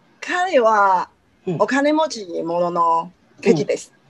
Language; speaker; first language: Japanese; non-native, learner; Chinese